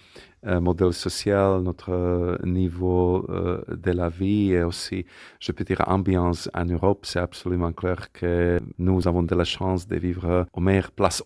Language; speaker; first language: French; non-native, fluent; Slovak